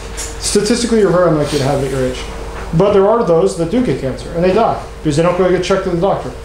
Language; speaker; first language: English; native; English